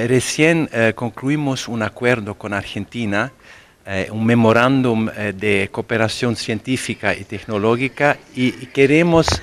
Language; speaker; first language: Spanish; non-native, fluent; German